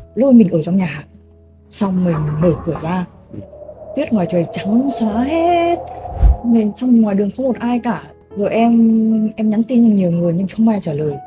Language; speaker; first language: Vietnamese; native; Vietnamese